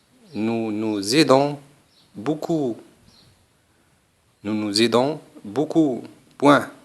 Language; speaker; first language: French; non-native, fluent; Arabic